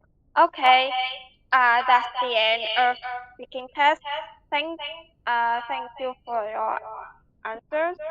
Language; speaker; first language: English; non-native, learner; Vietnamese